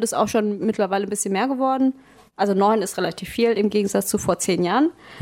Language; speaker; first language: German; native; German